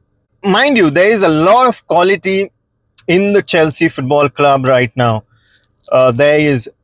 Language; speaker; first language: English; non-native, local second language; Konkani